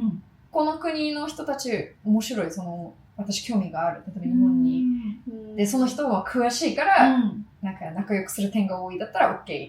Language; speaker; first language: Japanese; non-native, fluent; English